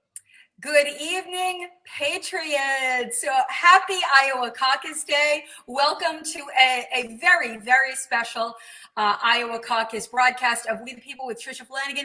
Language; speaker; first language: English; native; English